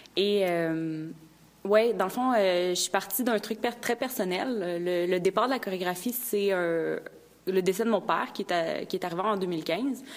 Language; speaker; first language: French; native; French